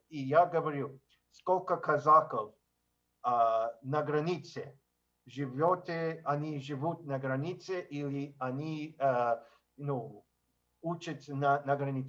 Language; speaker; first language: Russian; non-native, learner; English